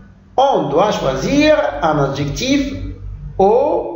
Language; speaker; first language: French; non-native, local second language; Arabic